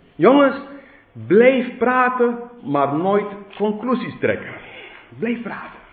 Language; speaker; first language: Dutch; non-native, fluent; English